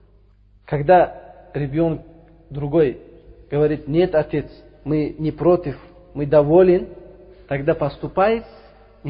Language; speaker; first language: Russian; non-native, learner; Uzbek